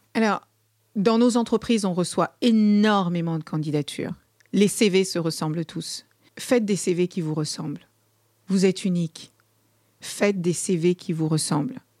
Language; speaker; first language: French; early bilingual, other home language; Kabuverdianu